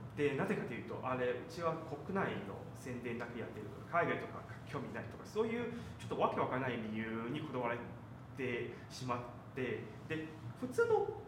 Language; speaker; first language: Japanese; non-native, fluent; Chinese